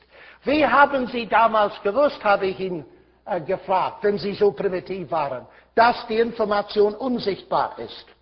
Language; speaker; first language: German; non-native, fluent; English